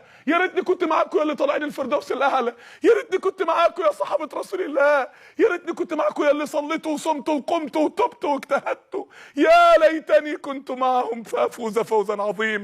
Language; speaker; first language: Arabic; native; Arabic